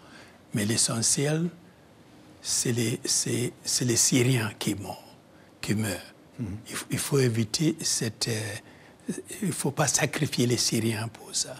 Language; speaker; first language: French; non-native, fluent; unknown